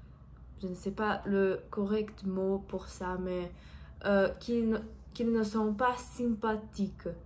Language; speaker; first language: French; non-native, learner; Portuguese